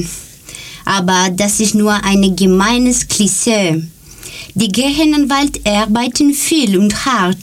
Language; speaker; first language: German; non-native, learner; Greek